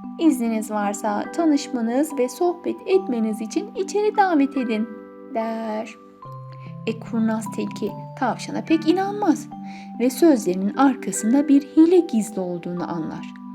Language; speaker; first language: Turkish; native; Turkish